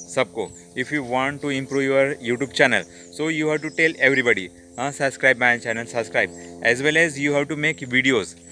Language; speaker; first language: Hindi; non-native, local second language; Marathi